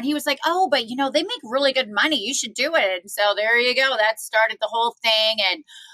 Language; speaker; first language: English; native; English